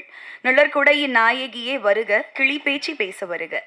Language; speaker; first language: Tamil; native; Tamil